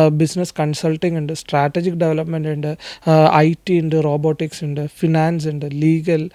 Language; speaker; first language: Malayalam; native; Malayalam